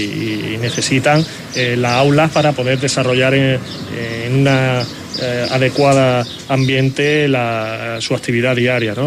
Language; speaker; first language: Spanish; native; Spanish